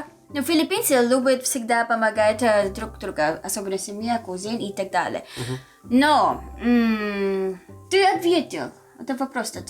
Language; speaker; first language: Russian; non-native, learner; Filipino